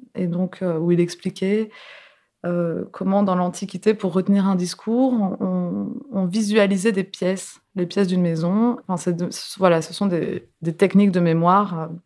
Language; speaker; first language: French; native; French